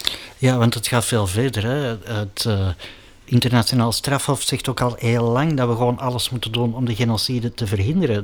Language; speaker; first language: Dutch; native; Dutch